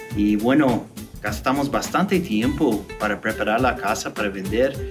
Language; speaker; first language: Spanish; non-native, fluent; English